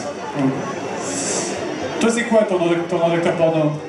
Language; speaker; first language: French; native; French